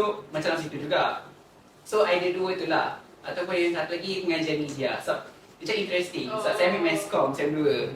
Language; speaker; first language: Malay; native; Malay